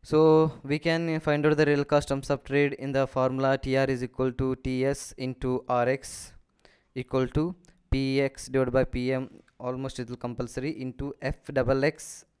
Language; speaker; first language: English; non-native, local second language; Kannada